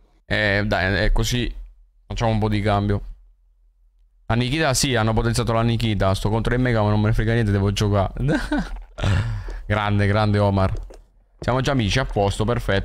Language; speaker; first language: Italian; native; Italian